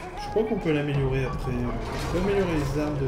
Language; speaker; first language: French; native; French